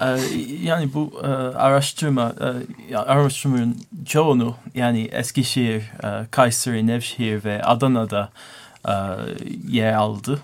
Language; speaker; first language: Turkish; non-native, learner; English